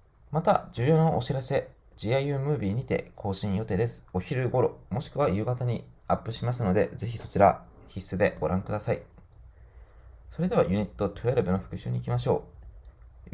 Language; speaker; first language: Japanese; native; Japanese